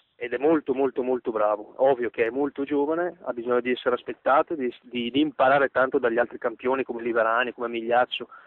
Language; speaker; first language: Italian; native; Italian